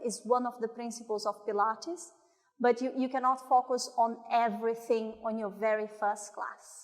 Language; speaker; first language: English; non-native, fluent; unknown